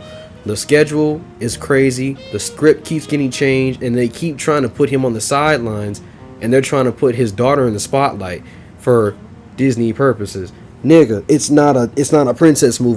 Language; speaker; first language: English; native; English